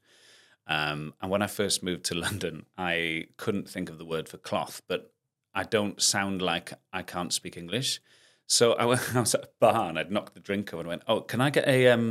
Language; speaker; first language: English; non-native, local second language; Welsh